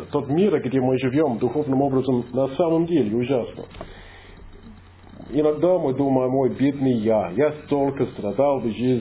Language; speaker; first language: Russian; non-native, fluent; English